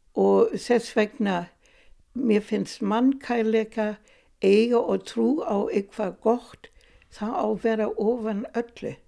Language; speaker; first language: Icelandic; non-native, fluent; German